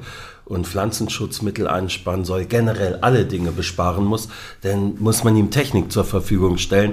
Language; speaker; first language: German; native; German